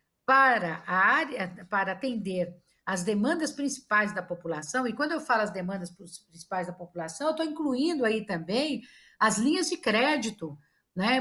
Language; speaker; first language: Portuguese; native; Portuguese